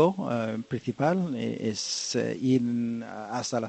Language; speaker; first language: Spanish; non-native, fluent; French